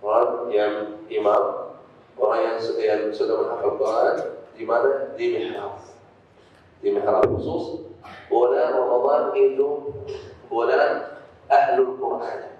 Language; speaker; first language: Indonesian; non-native, fluent; Arabic